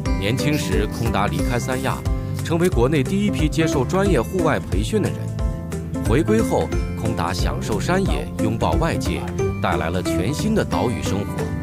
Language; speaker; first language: Chinese; native; Chinese